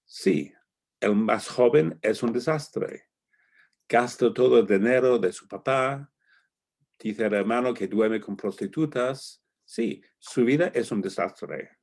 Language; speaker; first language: Spanish; non-native, fluent; English